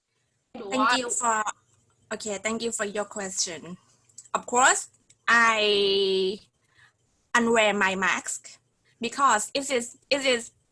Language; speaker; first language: English; non-native, learner; Thai